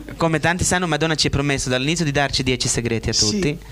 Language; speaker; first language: Italian; non-native, learner; Bosnian